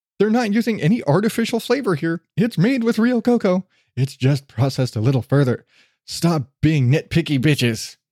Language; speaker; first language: English; native; English